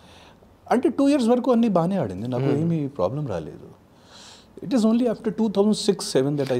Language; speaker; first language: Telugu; non-native, fluent; Hindi